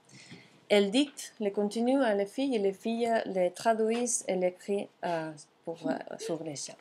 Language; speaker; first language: French; non-native, fluent; Catalan